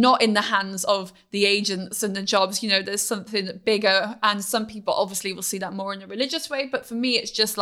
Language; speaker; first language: English; native; English